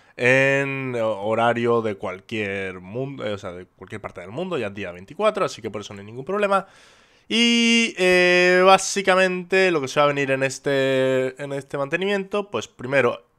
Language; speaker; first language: Spanish; native; Spanish